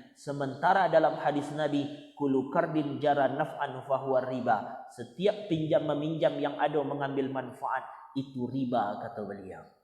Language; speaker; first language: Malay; non-native, local second language; Minangkabau